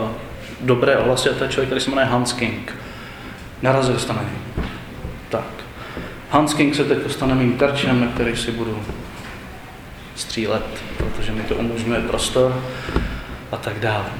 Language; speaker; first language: Czech; native; Czech